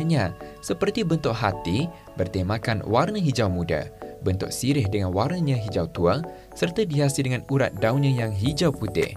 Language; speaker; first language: Malay; native; Malay